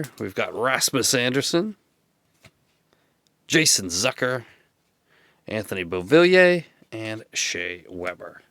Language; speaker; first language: English; native; English